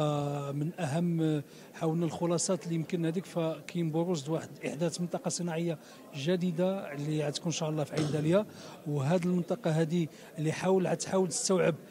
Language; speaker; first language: Arabic; native; Arabic